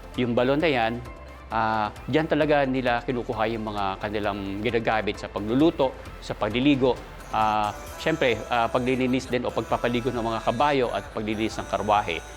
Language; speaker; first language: Filipino; native; Filipino